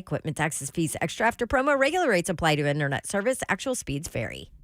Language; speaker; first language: English; native; English